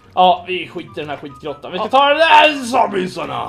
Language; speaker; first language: Swedish; native; Swedish